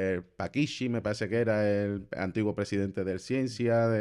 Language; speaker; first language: Spanish; native; Spanish